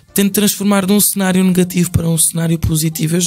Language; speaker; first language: Portuguese; early bilingual, other home language; English